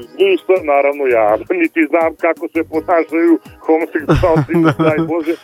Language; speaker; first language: Serbian; native; Serbian